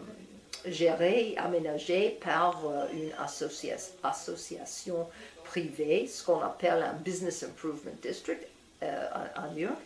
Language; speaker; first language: French; non-native, fluent; English